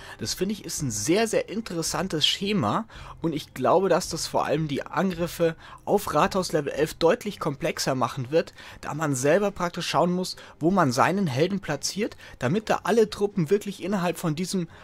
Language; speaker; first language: German; native; German